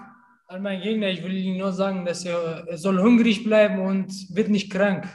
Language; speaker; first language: German; non-native, fluent; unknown